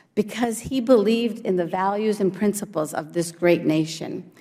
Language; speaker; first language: English; early bilingual, other home language; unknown